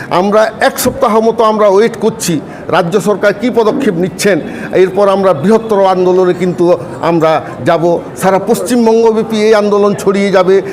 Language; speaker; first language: Bangla; non-native, local second language; Santali